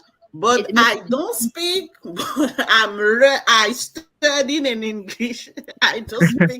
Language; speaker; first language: English; non-native, learner; French